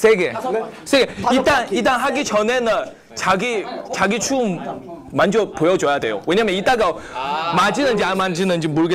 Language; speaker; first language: Korean; non-native, learner; Chinese